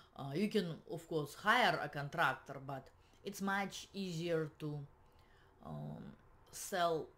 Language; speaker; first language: English; non-native, fluent; Russian